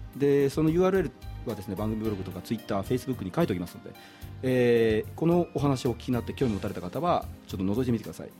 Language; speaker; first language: Japanese; native; Japanese